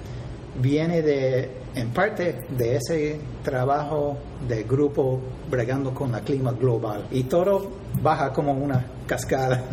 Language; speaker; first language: Spanish; non-native, fluent; English